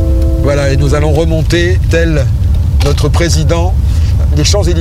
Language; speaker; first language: French; native; French